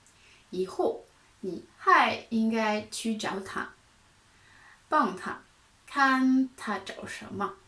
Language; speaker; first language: Chinese; non-native, fluent; French